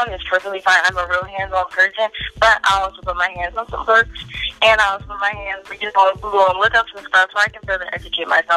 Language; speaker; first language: English; native; English